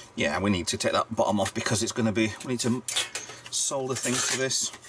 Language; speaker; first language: English; native; English